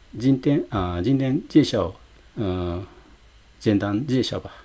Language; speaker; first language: Chinese; non-native, learner; Japanese